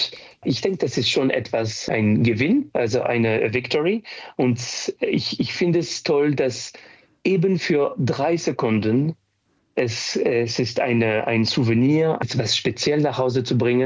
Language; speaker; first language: German; non-native, learner; French